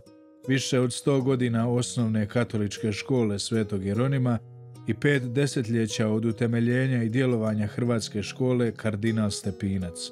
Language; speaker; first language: Croatian; native; Croatian